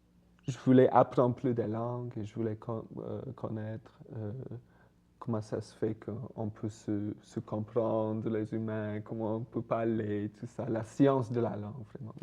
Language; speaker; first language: French; non-native, fluent; English